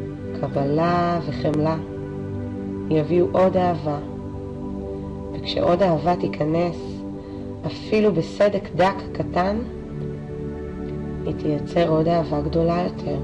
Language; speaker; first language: Hebrew; native; Hebrew